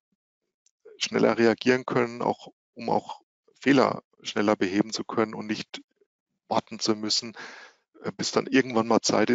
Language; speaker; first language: German; native; German